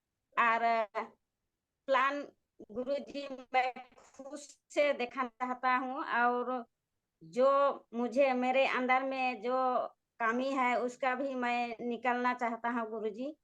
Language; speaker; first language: Hindi; non-native, local second language; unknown